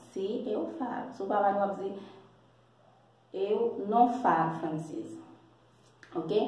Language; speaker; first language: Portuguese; non-native, learner; Haitian Creole